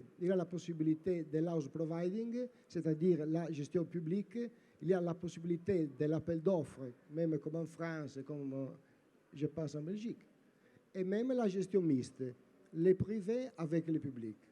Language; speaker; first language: French; non-native, learner; Italian